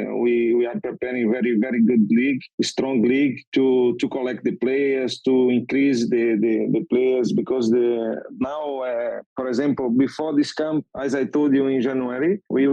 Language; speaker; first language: English; non-native, learner; Portuguese